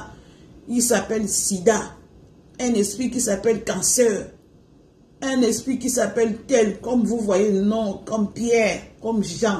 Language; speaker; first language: French; non-native, local second language; Lingala